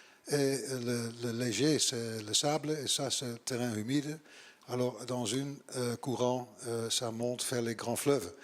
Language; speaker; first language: French; non-native, learner; Dutch